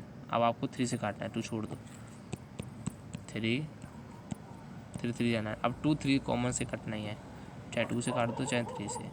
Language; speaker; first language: Hindi; native; Hindi